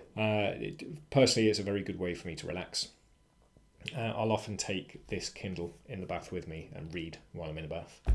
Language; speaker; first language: English; native; English